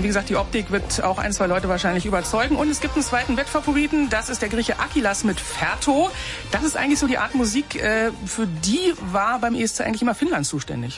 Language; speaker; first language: German; native; German